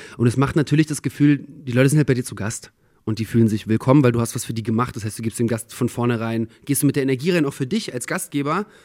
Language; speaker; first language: German; early bilingual, other home language; Russian